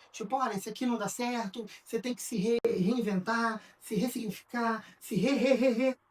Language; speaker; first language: Portuguese; native; Portuguese